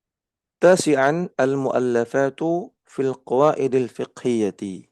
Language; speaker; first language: Arabic; non-native, fluent; Indonesian